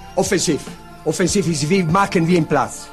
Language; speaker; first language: German; non-native, learner; Italian